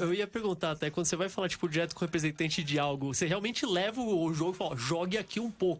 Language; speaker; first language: Portuguese; native; Portuguese